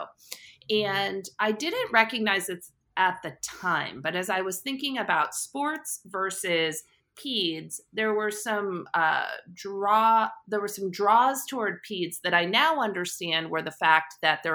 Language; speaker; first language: English; native; English